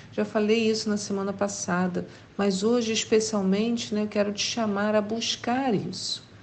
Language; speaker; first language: Portuguese; native; Portuguese